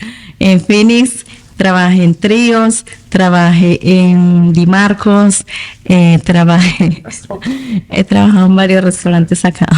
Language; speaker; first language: Spanish; non-native, local second language; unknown